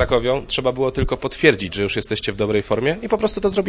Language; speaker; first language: Polish; native; Polish